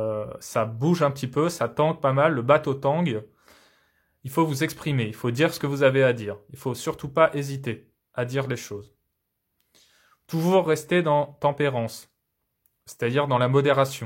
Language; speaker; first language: French; native; French